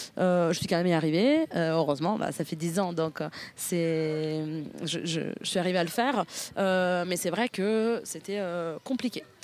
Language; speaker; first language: French; non-native, fluent; Italian